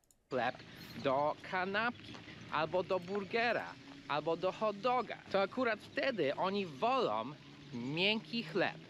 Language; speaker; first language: Polish; non-native, fluent; English